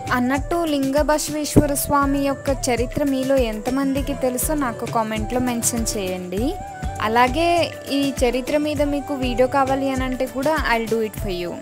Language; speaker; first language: Telugu; non-native, local second language; Lambadi